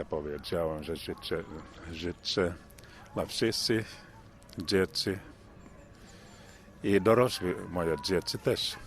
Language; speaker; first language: Polish; non-native, learner; Finnish